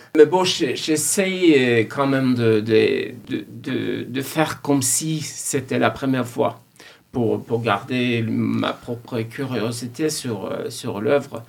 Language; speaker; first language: French; non-native, fluent; Norwegian